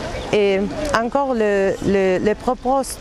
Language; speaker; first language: French; non-native, learner; Spanish